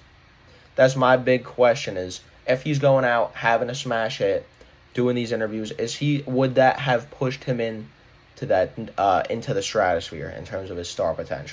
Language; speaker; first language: English; native; English